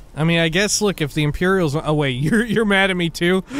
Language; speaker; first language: English; native; English